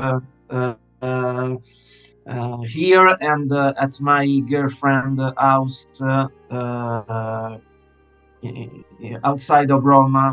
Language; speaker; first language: English; non-native, fluent; Italian